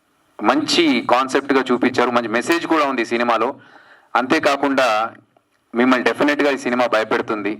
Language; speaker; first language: Telugu; native; Telugu